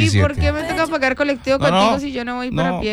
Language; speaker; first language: Spanish; native; Spanish